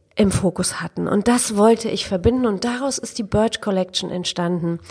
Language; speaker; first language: German; early bilingual, other home language; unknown